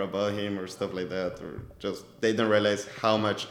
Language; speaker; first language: English; non-native, fluent; Spanish